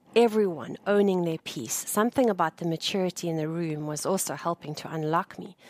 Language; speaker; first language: English; native; English